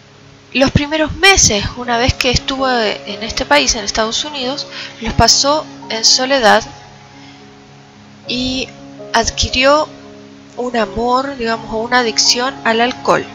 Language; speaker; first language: Spanish; native; Spanish